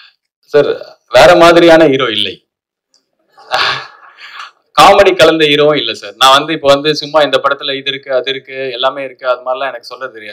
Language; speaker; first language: Tamil; native; Tamil